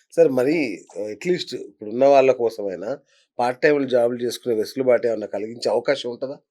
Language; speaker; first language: Telugu; native; Telugu